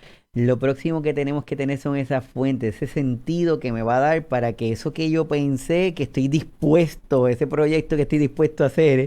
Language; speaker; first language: Spanish; native; Spanish